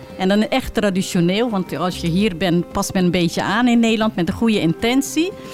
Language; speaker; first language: Dutch; early bilingual, other home language; Caribbean Hindustani